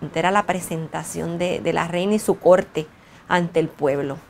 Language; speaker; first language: Spanish; native; Spanish